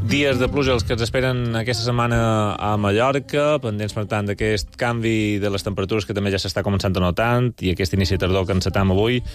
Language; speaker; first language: Catalan; native; Catalan